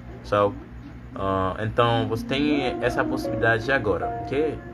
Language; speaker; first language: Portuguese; non-native, learner; Haitian Creole